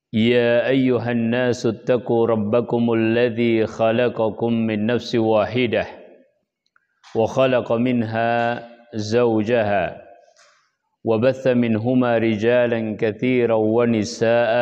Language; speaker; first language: Arabic; non-native, fluent; Indonesian